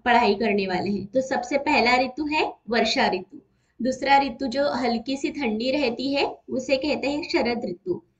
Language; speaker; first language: Hindi; non-native, local second language; Marathi